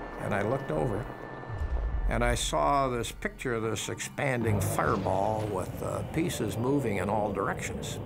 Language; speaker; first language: English; native; English